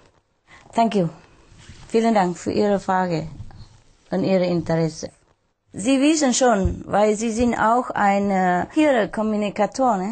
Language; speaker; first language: German; non-native, learner; Vietnamese